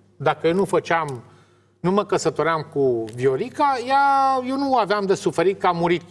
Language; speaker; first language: Romanian; native; Romanian